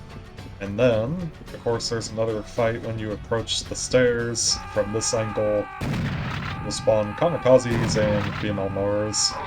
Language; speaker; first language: English; native; English